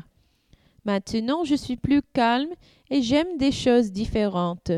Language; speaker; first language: French; non-native, learner; English